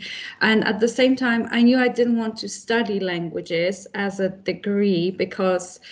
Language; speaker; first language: English; non-native, fluent; Polish